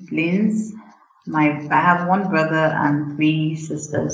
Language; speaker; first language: English; non-native, local second language; Yoruba